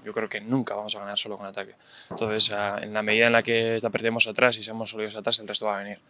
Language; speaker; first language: Spanish; native; Spanish